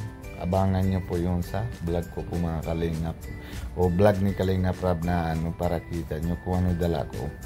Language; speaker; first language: Filipino; non-native, learner; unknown